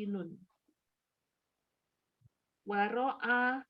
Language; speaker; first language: Arabic; non-native, learner; Indonesian